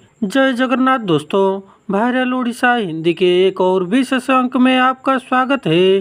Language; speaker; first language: Hindi; non-native, local second language; Odia